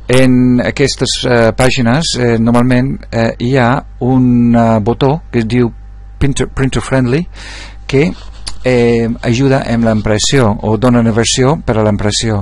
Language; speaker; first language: Catalan; non-native, local second language; Spanish